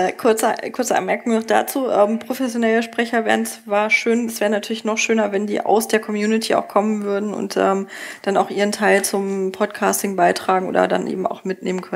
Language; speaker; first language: German; native; German